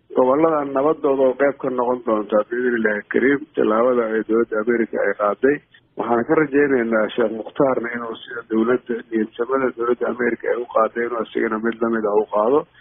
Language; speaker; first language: Somali; non-native, local second language; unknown